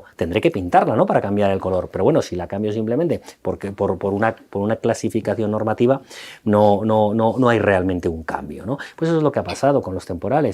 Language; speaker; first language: Spanish; native; Spanish